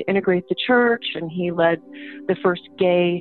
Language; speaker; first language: English; native; English